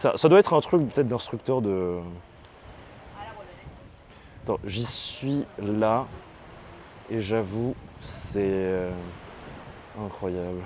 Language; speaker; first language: French; native; French